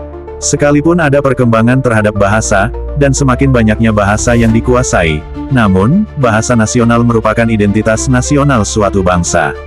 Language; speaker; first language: Indonesian; native; Indonesian